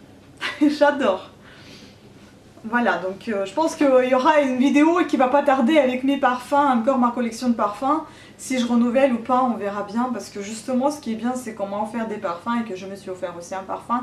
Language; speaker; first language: French; non-native, fluent; Russian